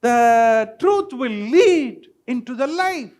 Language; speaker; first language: English; non-native, local second language; Tamil